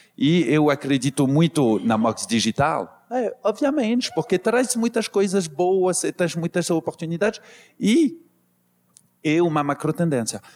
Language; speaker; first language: Portuguese; non-native, fluent; French